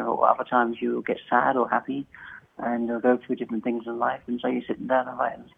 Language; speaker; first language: English; native; English